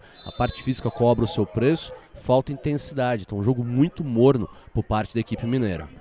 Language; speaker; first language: Portuguese; native; Portuguese